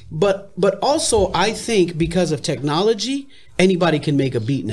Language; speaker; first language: English; native; English